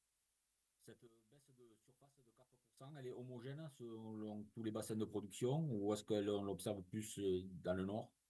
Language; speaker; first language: French; native; French